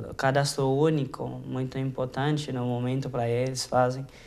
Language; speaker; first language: Portuguese; non-native, fluent; Haitian Creole